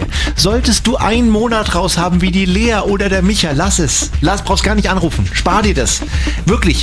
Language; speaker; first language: German; native; German